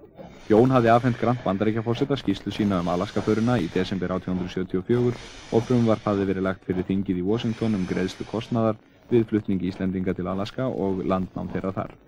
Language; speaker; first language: Icelandic; native; Icelandic